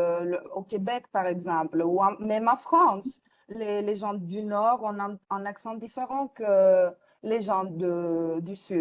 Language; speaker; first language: French; non-native, fluent; Greek